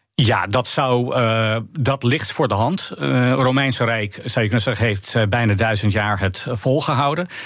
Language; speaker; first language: Dutch; non-native, fluent; English